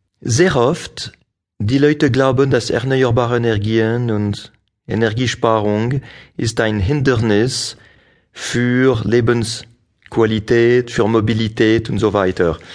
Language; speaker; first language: German; non-native, local second language; French